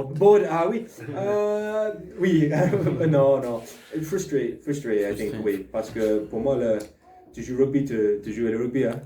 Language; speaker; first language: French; non-native, learner; English